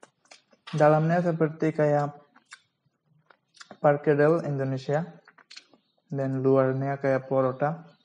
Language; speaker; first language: Indonesian; non-native, fluent; Bangla